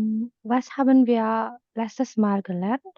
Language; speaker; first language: German; non-native, fluent; Indonesian